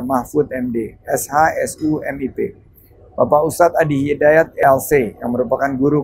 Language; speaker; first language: Indonesian; native; Indonesian